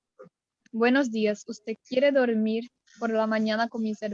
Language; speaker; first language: Spanish; non-native, learner; Portuguese